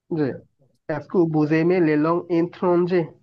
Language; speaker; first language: French; non-native, fluent; Bangla